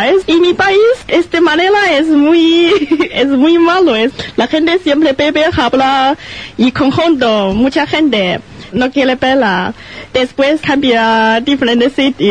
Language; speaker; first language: Spanish; non-native, learner; Chinese